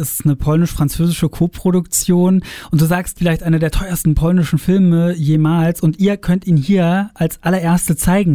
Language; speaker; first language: German; native; German